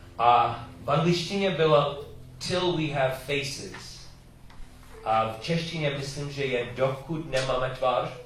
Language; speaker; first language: Czech; non-native, learner; English